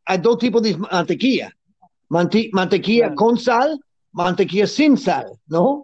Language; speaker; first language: Spanish; non-native, learner; English